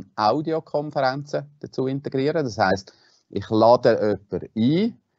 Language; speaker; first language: German; native; German